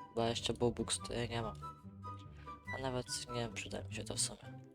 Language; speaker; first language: Polish; native; Polish